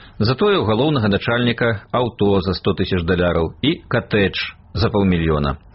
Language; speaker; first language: Belarusian; native; Belarusian